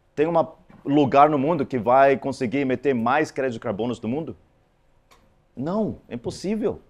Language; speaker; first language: Portuguese; non-native, fluent; Afrikaans